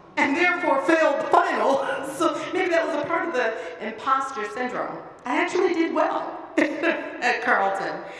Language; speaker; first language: English; native; English